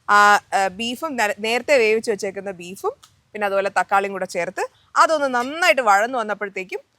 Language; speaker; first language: Malayalam; native; Malayalam